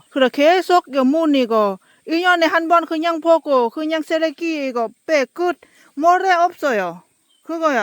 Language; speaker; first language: Korean; non-native, learner; Lao